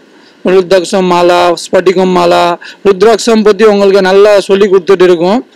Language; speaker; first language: Tamil; non-native, fluent; Bangla